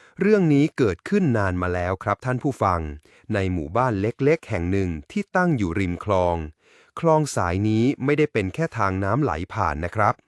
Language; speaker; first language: Thai; native; Thai